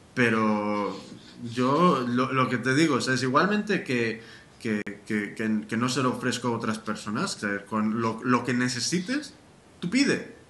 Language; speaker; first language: Spanish; early bilingual, heritage; Spanish